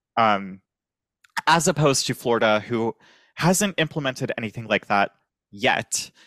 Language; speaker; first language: English; native; English